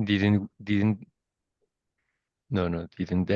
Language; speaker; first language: English; non-native, learner; Spanish